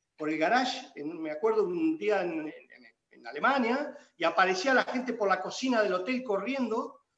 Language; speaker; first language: Spanish; native; Spanish